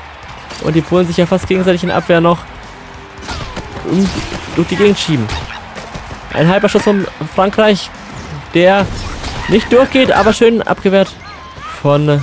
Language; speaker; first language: German; native; German